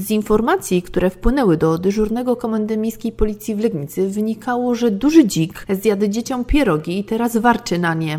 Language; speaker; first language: Polish; native; Polish